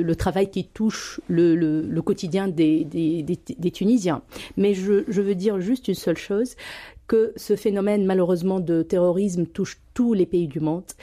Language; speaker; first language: French; non-native, local second language; Arabic